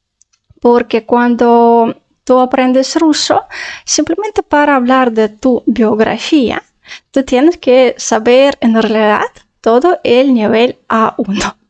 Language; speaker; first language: Spanish; non-native, fluent; Russian